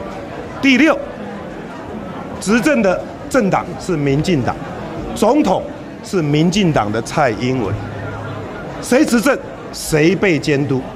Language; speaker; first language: Chinese; native; Chinese